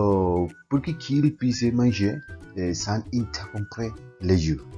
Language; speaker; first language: French; non-native, learner; Spanish